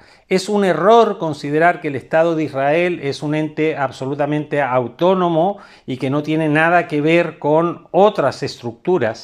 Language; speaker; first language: Spanish; native; Spanish